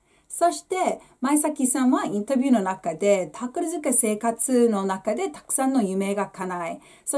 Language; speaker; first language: Japanese; non-native, fluent; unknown